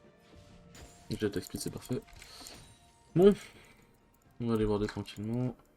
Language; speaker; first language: French; native; French